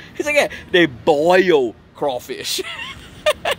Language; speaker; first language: English; native; English